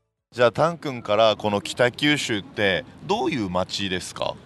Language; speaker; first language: Japanese; native; Japanese